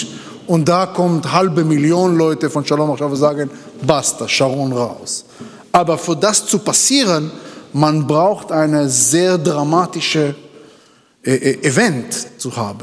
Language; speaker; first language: German; non-native, learner; Hebrew